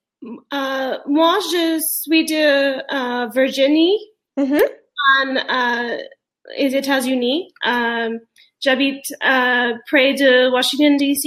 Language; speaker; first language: French; non-native, learner; English